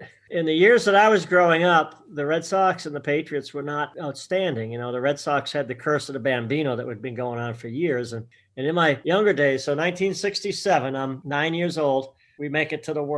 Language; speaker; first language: English; native; English